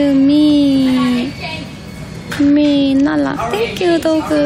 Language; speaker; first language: English; non-native, learner; Korean